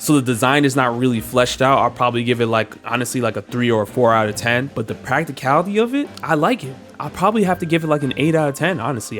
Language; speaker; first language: English; native; English